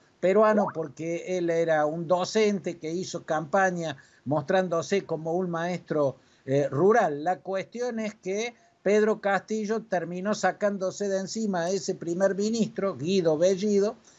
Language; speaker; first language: Spanish; native; Spanish